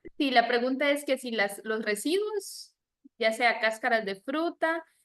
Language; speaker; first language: Spanish; native; Spanish